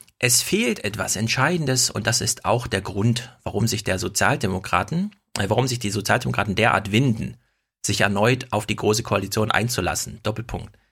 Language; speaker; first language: German; native; German